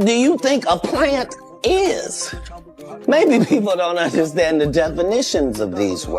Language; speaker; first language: English; native; English